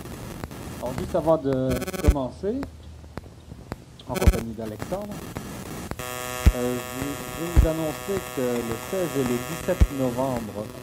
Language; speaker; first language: French; native; French